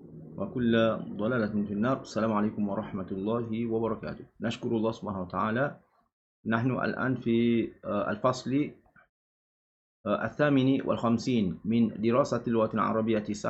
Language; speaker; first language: Arabic; non-native, fluent; Malay